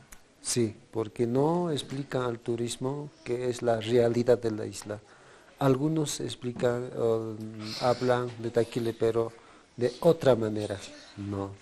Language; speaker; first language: Spanish; non-native, local second language; Quechua